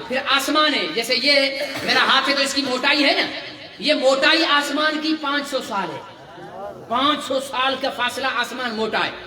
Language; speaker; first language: Urdu; non-native, local second language; Sindhi